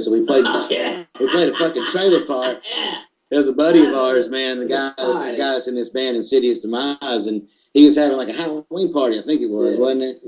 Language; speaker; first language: English; native; English